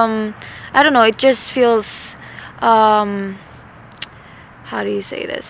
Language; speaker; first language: English; non-native, local second language; Filipino